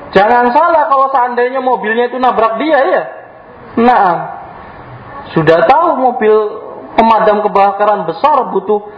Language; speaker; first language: Indonesian; native; Indonesian